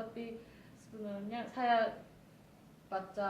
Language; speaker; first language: Indonesian; non-native, fluent; Korean